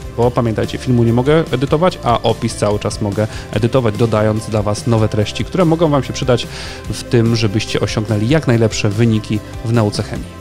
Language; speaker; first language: Polish; native; Polish